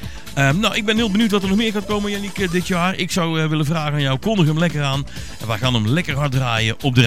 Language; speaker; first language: Dutch; native; Dutch